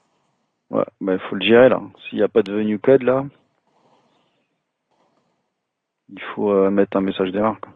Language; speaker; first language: French; native; French